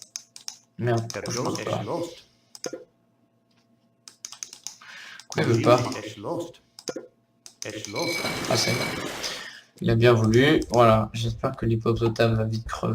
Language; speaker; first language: French; native; French